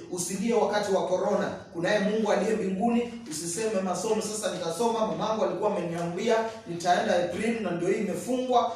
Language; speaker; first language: Swahili; non-native, local second language; Kamba